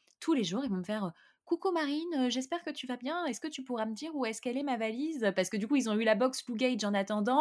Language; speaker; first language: French; native; French